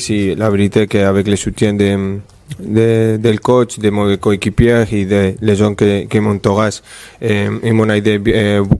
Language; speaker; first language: French; non-native, fluent; Spanish